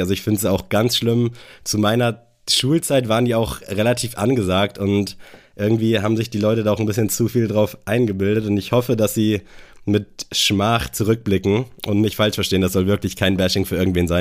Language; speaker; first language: German; native; German